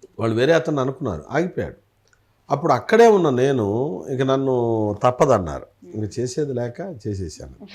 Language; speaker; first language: Telugu; native; Telugu